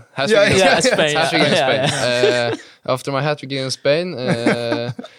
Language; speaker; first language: English; non-native, fluent; Norwegian